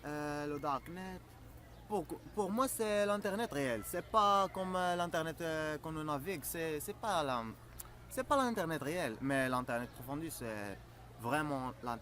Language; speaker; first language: French; non-native, learner; Arabic